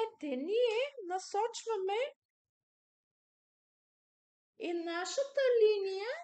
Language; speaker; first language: Bulgarian; native; Bulgarian